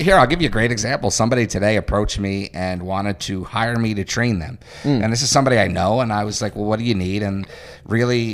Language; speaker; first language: English; native; English